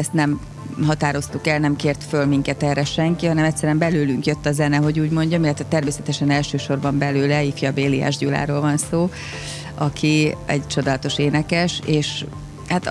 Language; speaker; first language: Hungarian; native; Hungarian